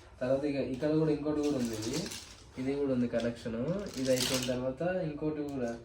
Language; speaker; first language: Telugu; native; Telugu